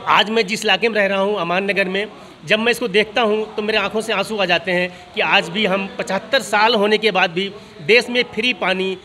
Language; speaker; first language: Hindi; native; Hindi